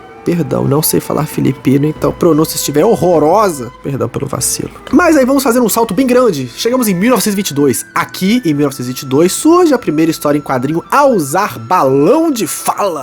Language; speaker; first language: Portuguese; native; Portuguese